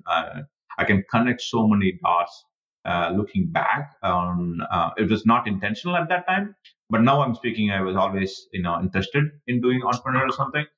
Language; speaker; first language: English; non-native, local second language; Tamil